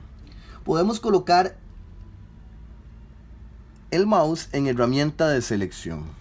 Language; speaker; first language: Spanish; native; Spanish